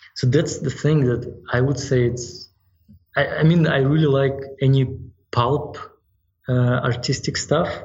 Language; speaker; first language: English; non-native, fluent; Ukrainian